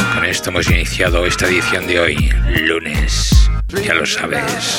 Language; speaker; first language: Spanish; native; Spanish